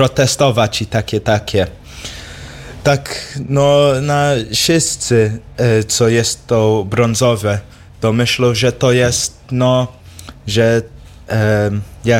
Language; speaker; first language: Polish; early bilingual, heritage; English